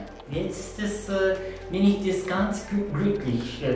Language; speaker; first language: German; non-native, learner; Turkish